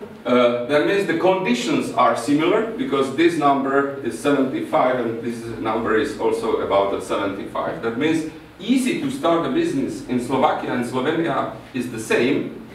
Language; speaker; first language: English; non-native, fluent; Slovak